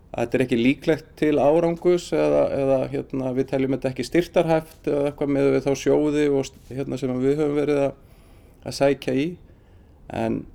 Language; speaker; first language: Icelandic; native; Icelandic